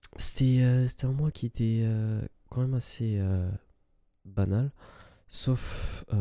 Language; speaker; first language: French; early bilingual, other home language; Arabic